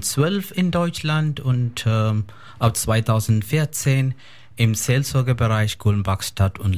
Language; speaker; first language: German; non-native, fluent; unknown